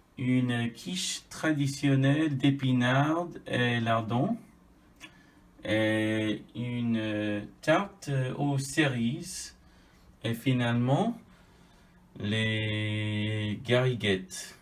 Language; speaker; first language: French; non-native, learner; English